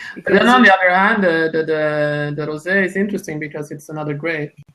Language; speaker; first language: English; non-native, fluent; Italian